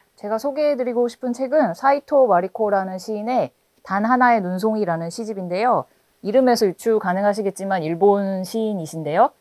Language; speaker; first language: Korean; native; Korean